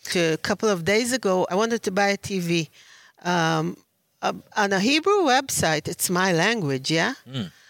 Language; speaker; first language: English; non-native, learner; Hebrew